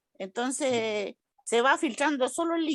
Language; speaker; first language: Spanish; native; Spanish